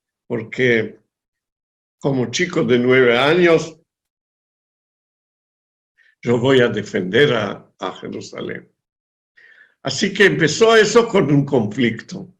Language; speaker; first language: Spanish; non-native, fluent; Hebrew